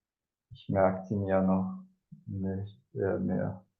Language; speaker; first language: German; non-native, fluent; Spanish